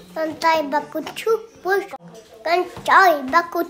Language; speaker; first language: Vietnamese; early bilingual, heritage; French